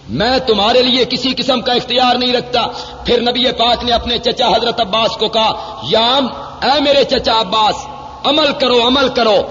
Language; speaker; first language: Urdu; non-native, local second language; Punjabi